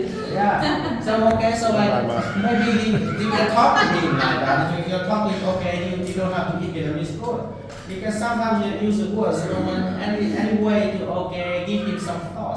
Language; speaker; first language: English; non-native, learner; Vietnamese